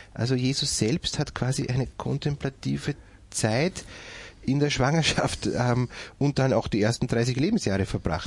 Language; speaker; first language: German; native; German